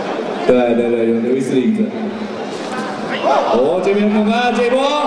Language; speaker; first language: Chinese; native; Chinese